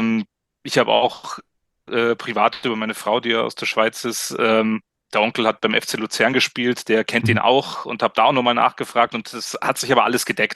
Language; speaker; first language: German; native; German